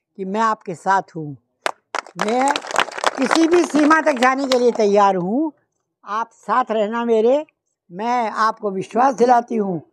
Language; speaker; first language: Hindi; native; Hindi